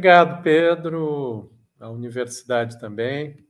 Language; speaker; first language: Portuguese; native; Portuguese